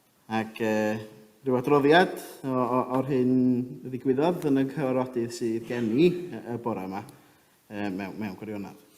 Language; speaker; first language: Welsh; native; Welsh